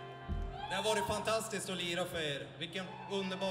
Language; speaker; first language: Swedish; native; Swedish